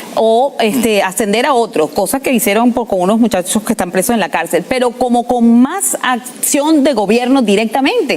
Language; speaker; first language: Spanish; native; Spanish